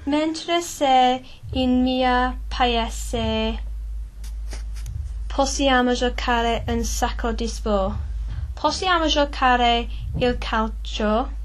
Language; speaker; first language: Italian; non-native, learner; English